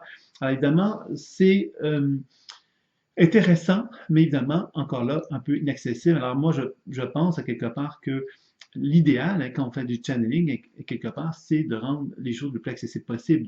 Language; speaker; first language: French; native; French